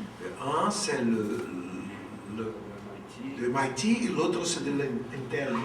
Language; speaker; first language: French; non-native, local second language; Portuguese